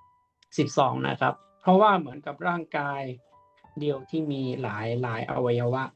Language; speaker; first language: Thai; native; Thai